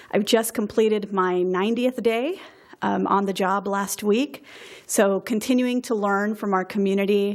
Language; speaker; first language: English; native; English